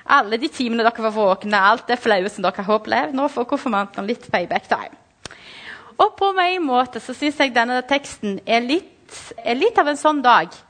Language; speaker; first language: Norwegian; non-native, fluent; Portuguese